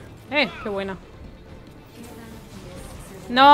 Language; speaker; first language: Spanish; native; Spanish